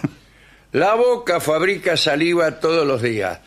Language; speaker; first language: Spanish; native; Spanish